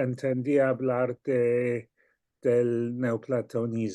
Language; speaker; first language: Spanish; non-native, fluent; English